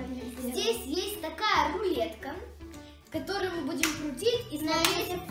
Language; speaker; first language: Russian; native; Russian